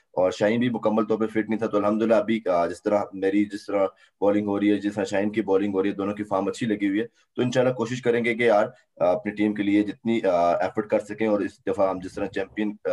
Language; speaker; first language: Urdu; native; Urdu